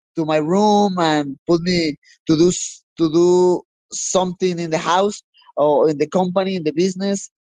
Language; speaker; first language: English; non-native, learner; Spanish